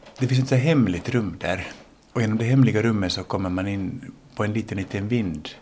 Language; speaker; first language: Swedish; early bilingual, other home language; English